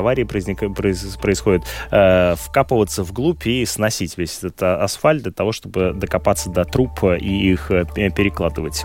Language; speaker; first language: Russian; native; Russian